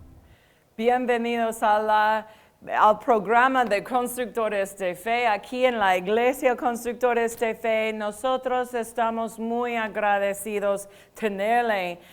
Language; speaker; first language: Spanish; non-native, fluent; English